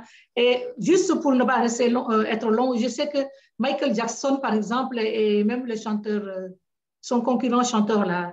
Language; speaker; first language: French; native; French